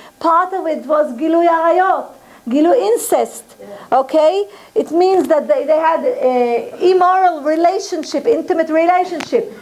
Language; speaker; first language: English; non-native, fluent; Hebrew